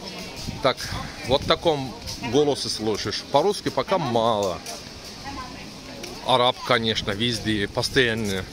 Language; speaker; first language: Russian; non-native, learner; Turkish